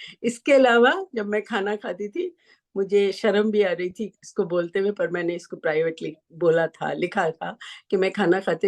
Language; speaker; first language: Hindi; native; Hindi